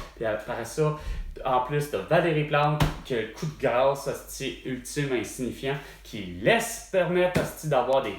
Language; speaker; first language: French; native; French